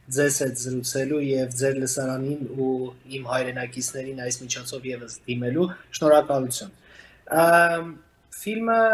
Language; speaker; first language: Armenian; native; Armenian